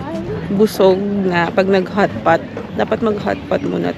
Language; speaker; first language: Filipino; native; Filipino